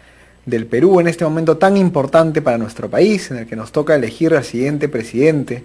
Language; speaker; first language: Spanish; native; Spanish